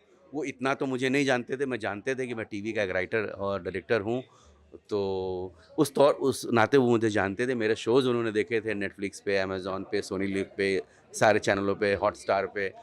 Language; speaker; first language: Hindi; native; Hindi